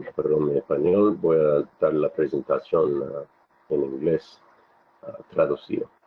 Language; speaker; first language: Spanish; non-native, fluent; English